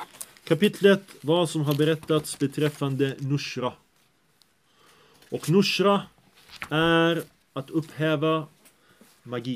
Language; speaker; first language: Swedish; early bilingual, other home language; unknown